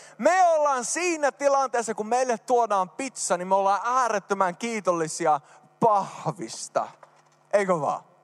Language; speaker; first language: Finnish; early bilingual, heritage; Finnish